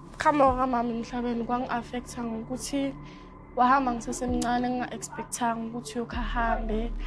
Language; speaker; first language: Zulu; native; Zulu